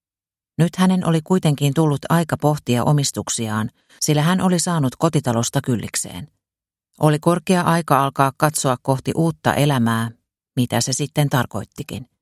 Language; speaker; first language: Finnish; native; Finnish